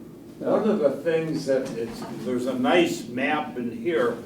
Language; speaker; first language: English; native; English